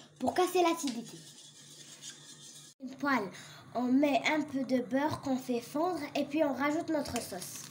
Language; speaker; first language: French; non-native, local second language; Arabic